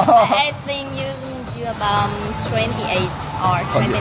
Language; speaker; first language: English; non-native, learner; Vietnamese